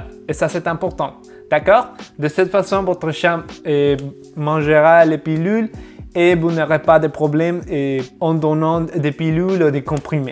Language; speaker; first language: French; non-native, fluent; Spanish